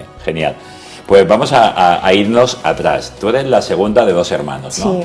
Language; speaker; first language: Spanish; native; Spanish